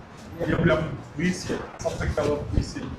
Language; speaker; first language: Portuguese; native; Portuguese